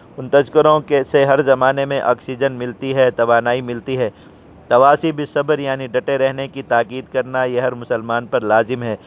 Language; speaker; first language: Urdu; native; Urdu